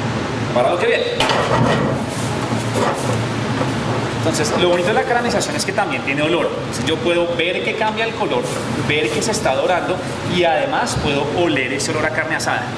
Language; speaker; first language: Spanish; native; Spanish